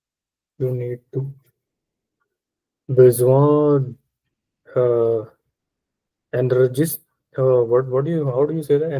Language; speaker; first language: English; non-native, local second language; Punjabi